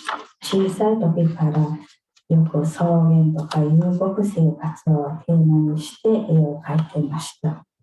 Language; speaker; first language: Japanese; non-native, fluent; Mongolian